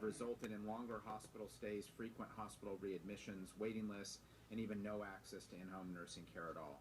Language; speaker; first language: English; native; English